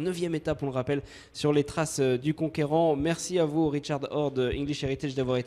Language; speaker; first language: French; native; French